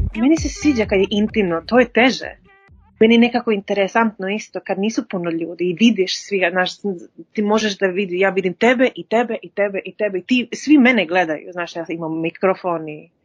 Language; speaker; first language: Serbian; early bilingual, heritage; Serbian